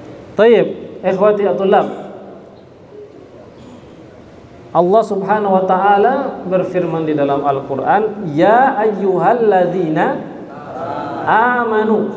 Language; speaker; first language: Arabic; non-native, fluent; Indonesian